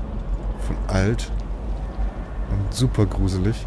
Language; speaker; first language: German; native; German